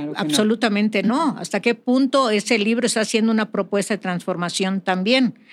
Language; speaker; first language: Spanish; native; Spanish